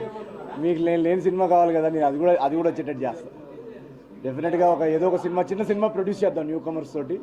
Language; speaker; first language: Telugu; native; Telugu